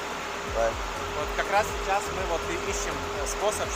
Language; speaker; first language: Russian; native; Russian